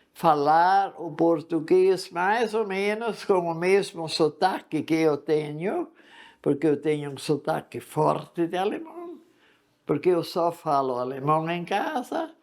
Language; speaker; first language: Portuguese; non-native, local second language; German